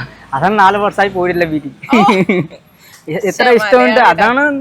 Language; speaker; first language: Malayalam; non-native, local second language; Odia